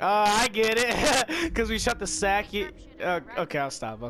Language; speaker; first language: English; native; English